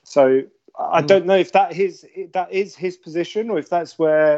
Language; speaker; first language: English; native; English